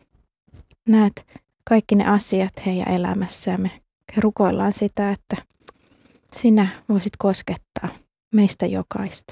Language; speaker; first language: Finnish; native; Finnish